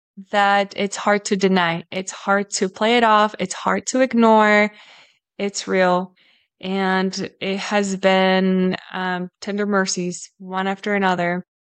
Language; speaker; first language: English; non-native, fluent; Spanish